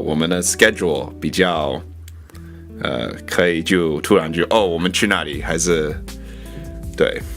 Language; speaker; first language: Chinese; non-native, learner; English